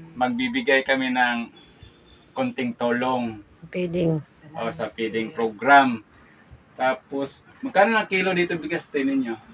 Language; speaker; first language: Filipino; non-native, local second language; Cebuano